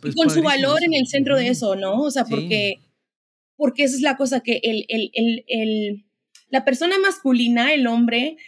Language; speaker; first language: Spanish; early bilingual, heritage; Spanish